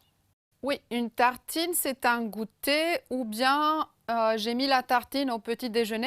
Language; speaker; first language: French; non-native, fluent; Romanian